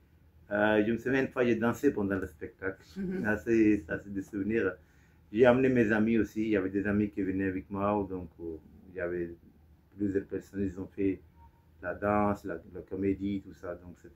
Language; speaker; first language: French; non-native, fluent; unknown